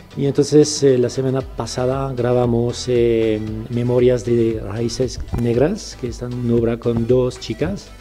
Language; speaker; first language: Spanish; non-native, fluent; French